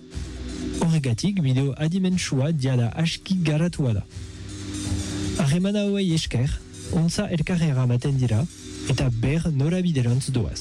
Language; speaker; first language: Basque; non-native, local second language; French